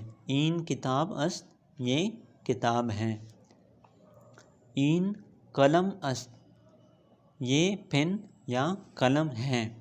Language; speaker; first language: Persian; non-native, fluent; Urdu